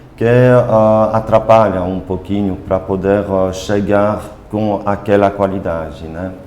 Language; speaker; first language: Portuguese; non-native, fluent; French